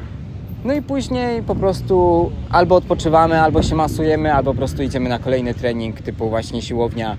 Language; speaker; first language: Polish; native; Polish